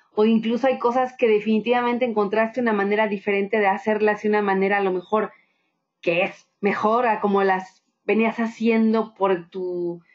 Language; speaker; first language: Spanish; native; Spanish